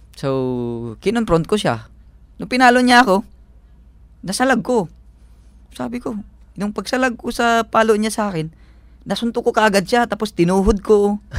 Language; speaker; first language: Filipino; native; Filipino